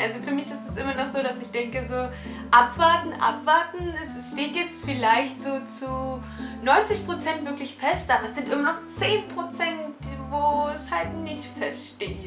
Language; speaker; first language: German; native; German